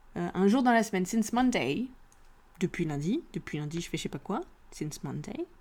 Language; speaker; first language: French; native; French